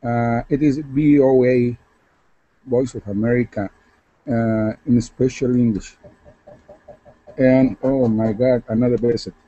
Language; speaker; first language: English; non-native, learner; Spanish